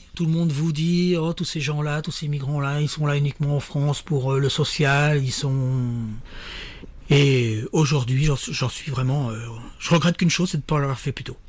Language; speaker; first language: French; native; French